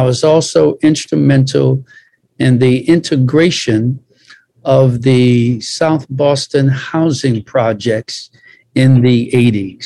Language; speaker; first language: English; native; English